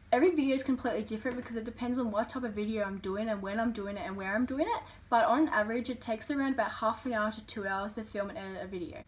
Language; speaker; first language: English; native; English